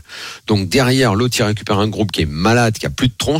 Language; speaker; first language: French; native; French